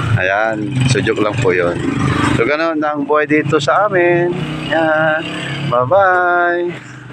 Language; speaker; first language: Filipino; non-native, local second language; Cebuano